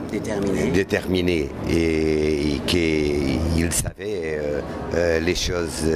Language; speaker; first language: French; non-native, learner; Portuguese